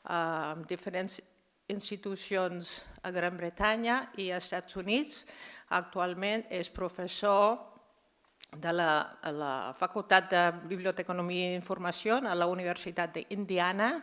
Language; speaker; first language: Catalan; non-native, fluent; English